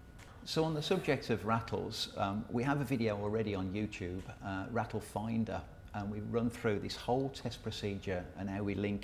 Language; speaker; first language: English; native; English